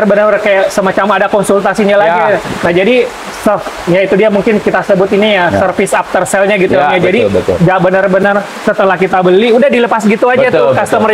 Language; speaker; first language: Indonesian; native; Indonesian